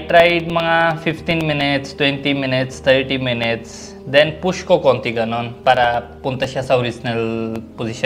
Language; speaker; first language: Filipino; non-native, learner; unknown